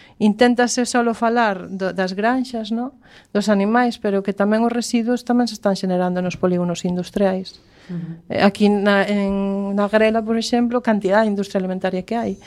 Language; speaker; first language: Galician; native; Galician